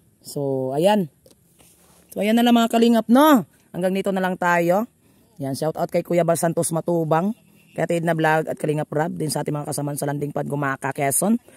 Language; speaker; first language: Filipino; non-native, local second language; Cebuano